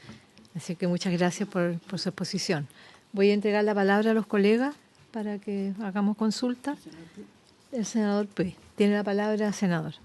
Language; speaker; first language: Spanish; native; Spanish